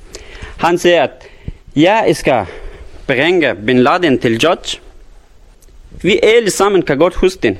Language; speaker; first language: Danish; non-native, learner; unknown